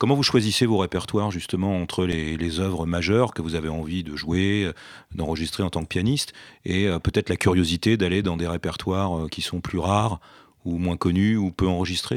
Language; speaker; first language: French; native; French